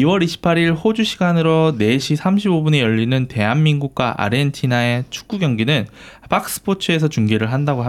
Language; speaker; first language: Korean; native; Korean